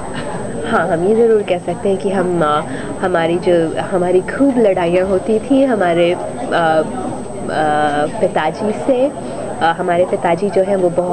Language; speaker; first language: Hindi; native; Hindi